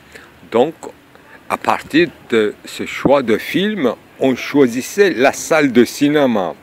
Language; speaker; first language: French; non-native, fluent; Turkish